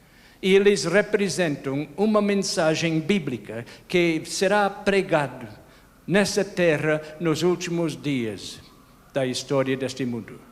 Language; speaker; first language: Portuguese; non-native, fluent; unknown